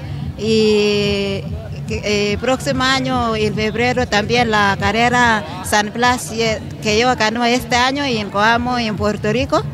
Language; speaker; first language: Spanish; non-native, learner; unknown